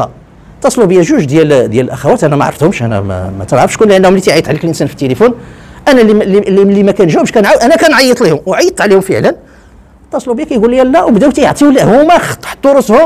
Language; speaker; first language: Arabic; native; Arabic